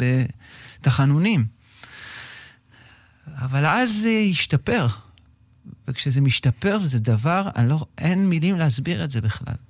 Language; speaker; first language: Hebrew; native; Hebrew